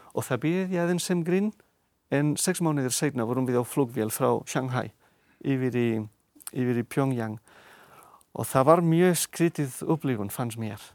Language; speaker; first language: Icelandic; non-native, fluent; Catalan